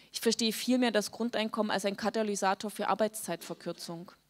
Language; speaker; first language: German; native; German